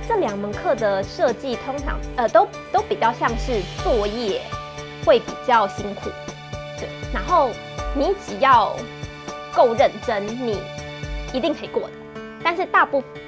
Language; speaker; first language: Chinese; native; Chinese